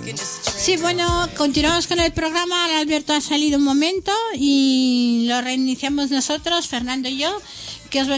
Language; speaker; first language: Spanish; native; Spanish